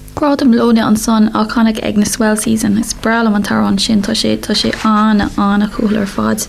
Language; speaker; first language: Irish; non-native, local second language; English